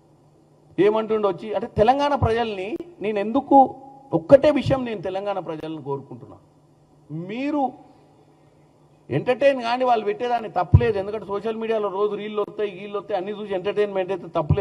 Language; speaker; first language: Telugu; native; Telugu